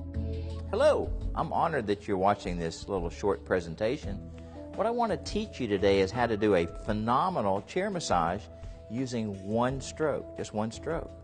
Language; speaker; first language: English; native; English